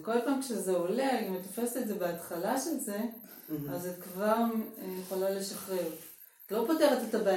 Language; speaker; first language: Hebrew; native; Hebrew